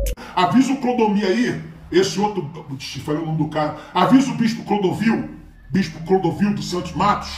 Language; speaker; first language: Portuguese; native; Portuguese